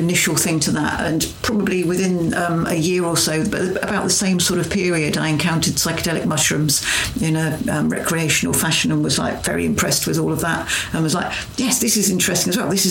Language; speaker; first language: English; native; English